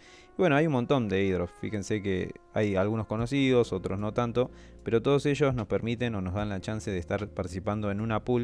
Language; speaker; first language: Spanish; native; Spanish